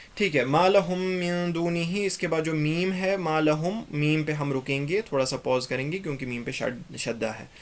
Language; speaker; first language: Urdu; non-native, local second language; Kashmiri